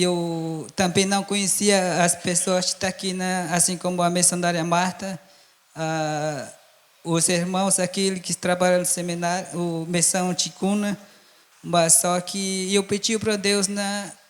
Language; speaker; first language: Portuguese; non-native, local second language; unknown